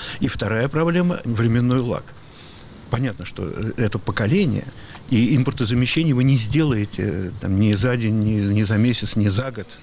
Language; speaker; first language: Russian; native; Russian